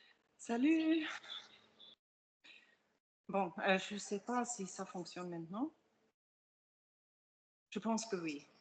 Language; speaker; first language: French; non-native, fluent; German